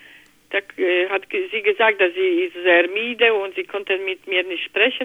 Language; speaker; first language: German; non-native, learner; Polish